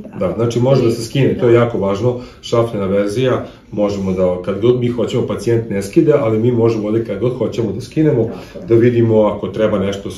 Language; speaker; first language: Serbian; native; Serbian